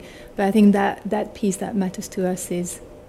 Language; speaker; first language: English; non-native, fluent; French